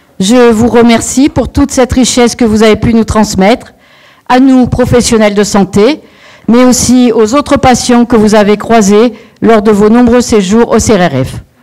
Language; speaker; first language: French; native; French